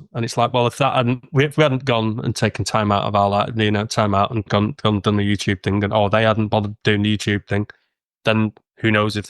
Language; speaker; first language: English; native; English